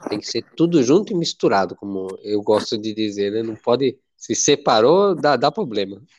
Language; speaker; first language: Portuguese; non-native, fluent; Spanish